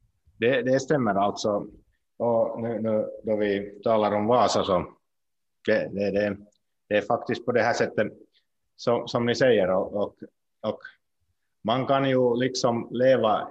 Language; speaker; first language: Swedish; non-native, local second language; Finnish